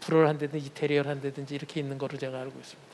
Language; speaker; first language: Korean; native; Korean